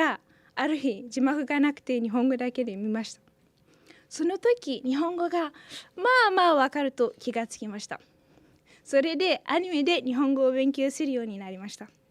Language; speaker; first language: Japanese; non-native, fluent; Hausa